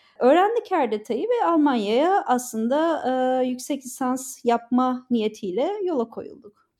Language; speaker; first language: Turkish; native; Turkish